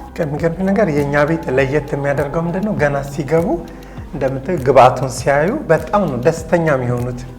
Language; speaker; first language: Amharic; native; Amharic